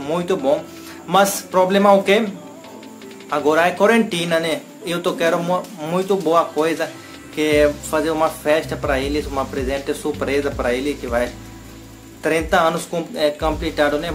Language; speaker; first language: Portuguese; non-native, learner; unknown